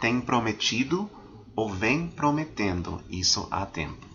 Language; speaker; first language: Portuguese; non-native, fluent; English